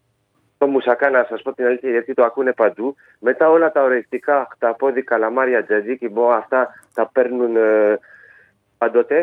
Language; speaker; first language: Greek; early bilingual, heritage; Greek